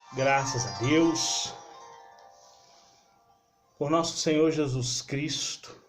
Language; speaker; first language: Portuguese; native; Portuguese